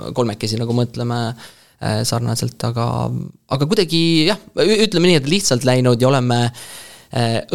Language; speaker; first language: Estonian; native; Estonian